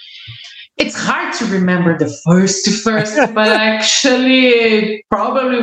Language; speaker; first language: English; non-native, learner; Portuguese